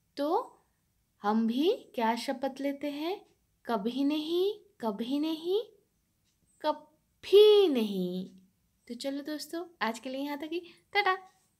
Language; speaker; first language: Hindi; non-native, local second language; Bangla